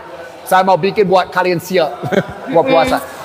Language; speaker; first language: Indonesian; non-native, learner; English